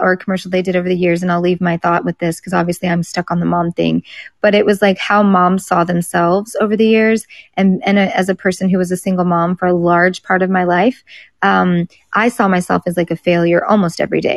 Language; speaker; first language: English; native; English